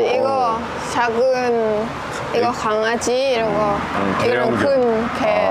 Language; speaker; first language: Korean; non-native, learner; Thai